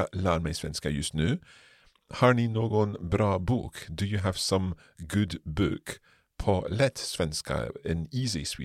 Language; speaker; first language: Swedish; non-native, learner; English